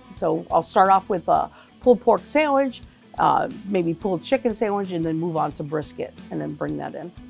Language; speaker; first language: English; native; English